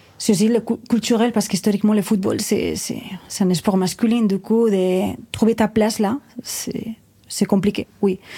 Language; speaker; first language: French; non-native, fluent; Spanish